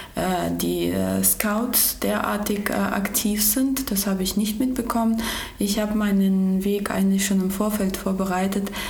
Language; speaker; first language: German; early bilingual, other home language; Georgian